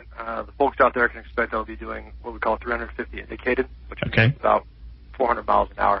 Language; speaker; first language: English; native; English